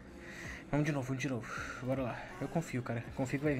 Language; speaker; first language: Portuguese; native; Portuguese